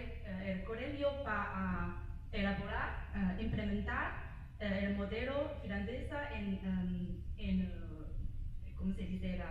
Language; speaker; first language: Spanish; non-native, learner; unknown